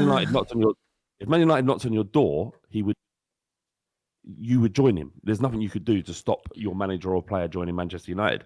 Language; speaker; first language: English; native; English